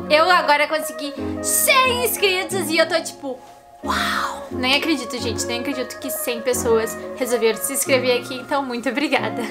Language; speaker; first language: Portuguese; native; Portuguese